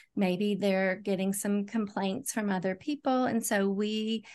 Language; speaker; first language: English; native; English